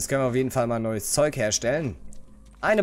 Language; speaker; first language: German; native; German